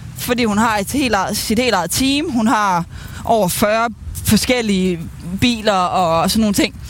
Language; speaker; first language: Danish; native; Danish